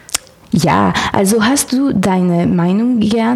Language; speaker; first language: German; non-native, learner; French